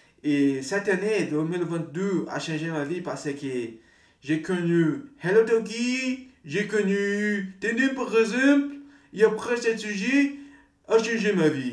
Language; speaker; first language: French; non-native, learner; Portuguese